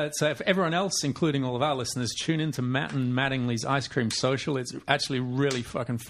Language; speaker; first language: English; native; English